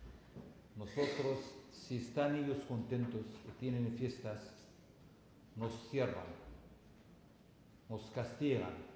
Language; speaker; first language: Spanish; non-native, fluent; Arabic